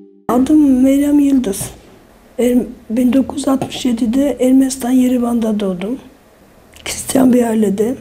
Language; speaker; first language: Turkish; non-native, fluent; Armenian